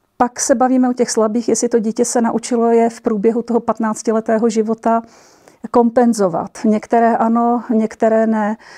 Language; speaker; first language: Czech; native; Czech